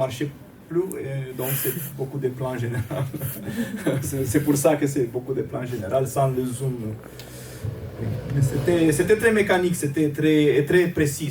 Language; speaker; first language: French; non-native, fluent; Romanian